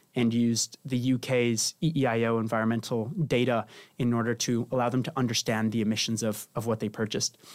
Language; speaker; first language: English; non-native, fluent; Spanish